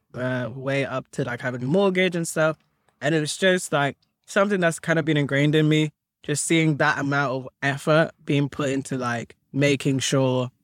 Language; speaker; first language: English; early bilingual, other home language; Akan